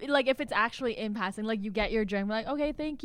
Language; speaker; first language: English; native; English